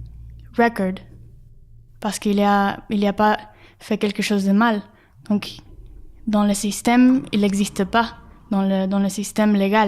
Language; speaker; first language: French; non-native, fluent; Spanish